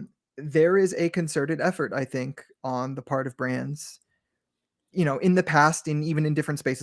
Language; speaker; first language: English; native; English